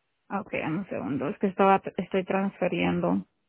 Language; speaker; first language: Spanish; native; Spanish